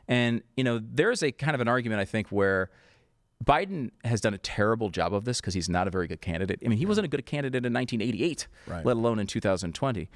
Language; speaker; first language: English; native; English